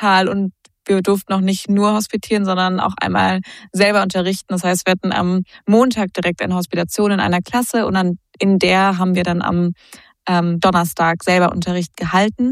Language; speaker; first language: German; native; German